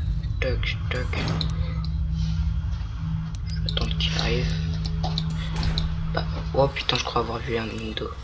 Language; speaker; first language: French; native; French